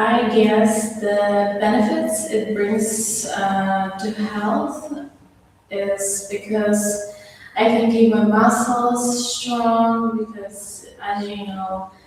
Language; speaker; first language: English; non-native, fluent; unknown